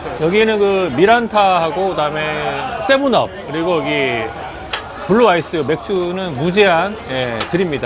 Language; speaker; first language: Korean; native; Korean